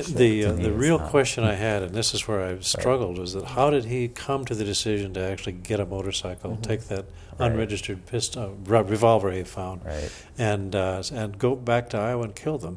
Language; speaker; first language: English; native; English